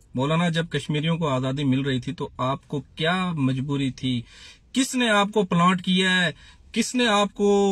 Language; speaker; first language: Urdu; non-native, local second language; Punjabi